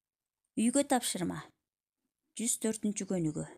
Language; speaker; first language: Kyrgyz; native; Kyrgyz